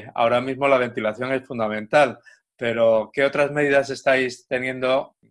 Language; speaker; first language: Spanish; native; Spanish